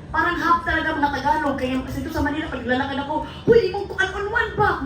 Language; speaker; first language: Filipino; non-native, local second language; Cebuano